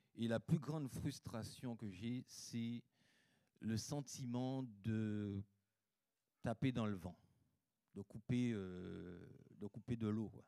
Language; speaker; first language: French; native; French